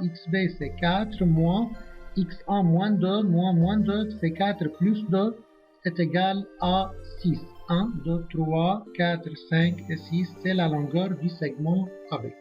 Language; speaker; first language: French; non-native, local second language; Arabic